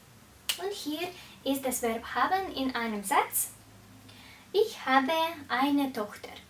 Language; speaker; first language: German; non-native, fluent; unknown